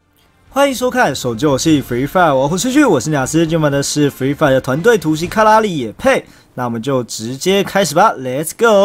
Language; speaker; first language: Chinese; native; Chinese